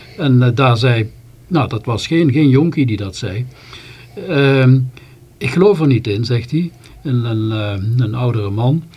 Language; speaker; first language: Dutch; native; Dutch